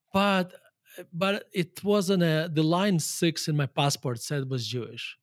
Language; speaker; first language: English; non-native, fluent; Russian